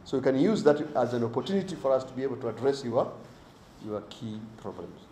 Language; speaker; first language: English; non-native, local second language; Swahili